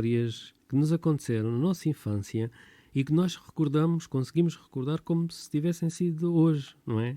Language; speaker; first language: Portuguese; native; Portuguese